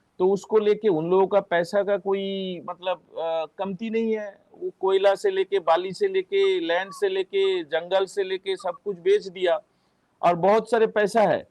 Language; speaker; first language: Hindi; non-native, local second language; Bangla